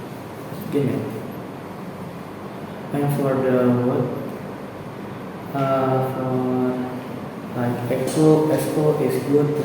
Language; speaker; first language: English; non-native, learner; Indonesian